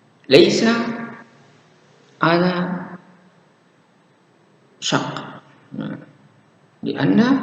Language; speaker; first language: Arabic; non-native, fluent; Indonesian